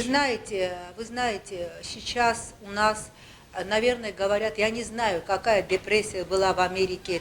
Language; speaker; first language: Russian; non-native, local second language; Armenian